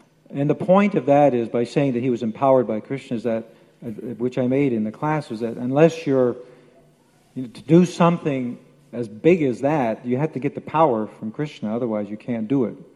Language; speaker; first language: English; native; English